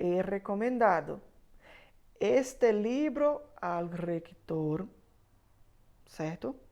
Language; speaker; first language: Spanish; non-native, fluent; Portuguese